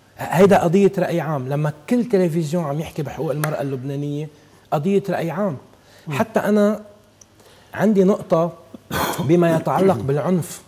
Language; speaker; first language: Arabic; native; Arabic